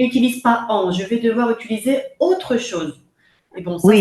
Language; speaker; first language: French; native; French